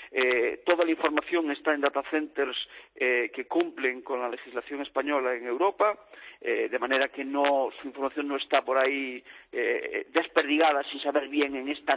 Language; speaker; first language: Spanish; native; Spanish